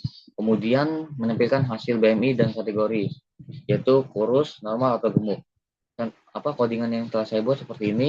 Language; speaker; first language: Indonesian; native; Indonesian